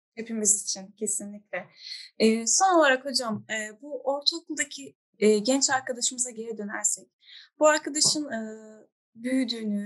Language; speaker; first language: Turkish; native; Turkish